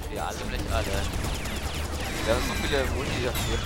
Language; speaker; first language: German; native; German